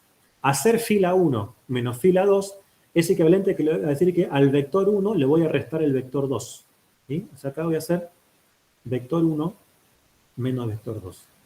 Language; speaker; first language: Spanish; native; Spanish